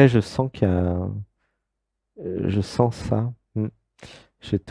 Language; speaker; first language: French; native; French